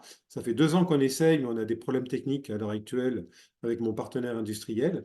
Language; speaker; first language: French; native; French